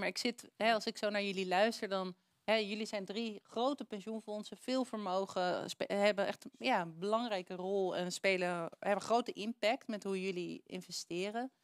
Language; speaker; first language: Dutch; native; Dutch